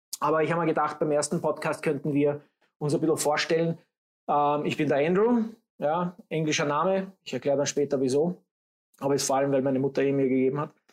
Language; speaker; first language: German; early bilingual, other home language; English